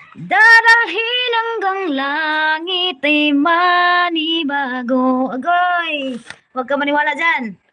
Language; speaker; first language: Filipino; non-native, local second language; Cebuano